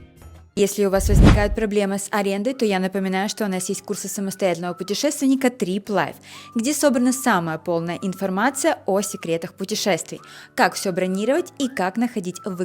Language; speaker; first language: Russian; native; Russian